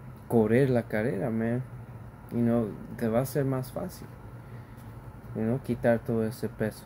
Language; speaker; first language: Spanish; early bilingual, heritage; Spanish